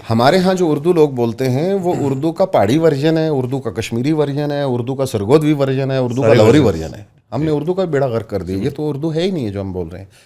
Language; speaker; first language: Urdu; non-native, local second language; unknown